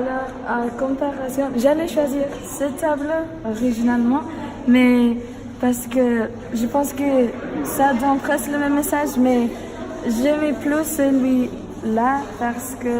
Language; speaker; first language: French; non-native, learner; English